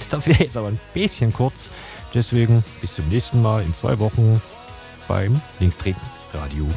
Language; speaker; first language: German; native; German